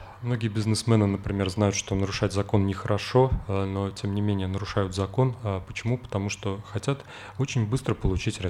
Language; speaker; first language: Russian; native; Russian